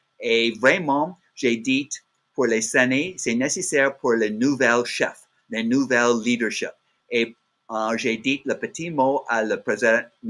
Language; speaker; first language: French; non-native, learner; English